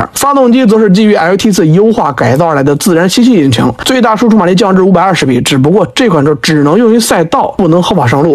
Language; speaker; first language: Chinese; native; Chinese